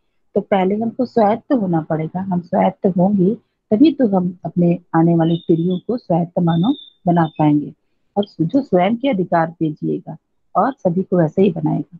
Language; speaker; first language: Hindi; native; Hindi